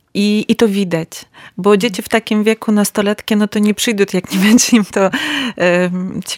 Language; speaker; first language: Polish; non-native, learner; Ukrainian